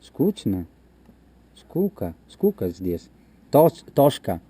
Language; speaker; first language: Russian; non-native, learner; Italian